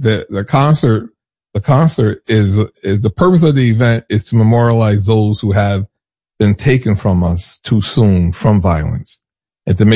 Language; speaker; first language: English; native; English